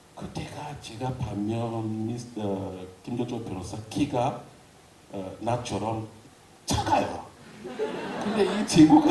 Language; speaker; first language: Korean; non-native, learner; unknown